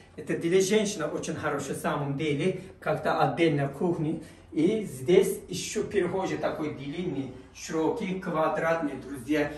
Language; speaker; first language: Russian; non-native, learner; Turkish